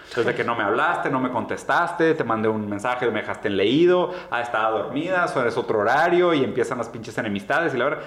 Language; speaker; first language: Spanish; early bilingual, other home language; Portuguese